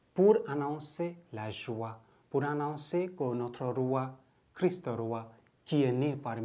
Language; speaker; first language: French; non-native, fluent; Bangla